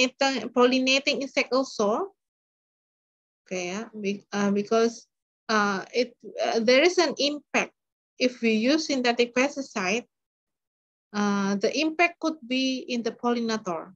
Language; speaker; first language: English; non-native, learner; Indonesian